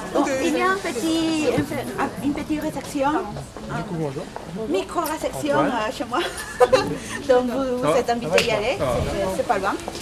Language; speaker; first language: French; non-native, fluent; Spanish